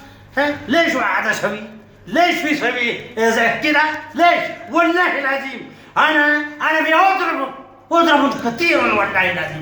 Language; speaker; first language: Arabic; non-native, learner; Pashto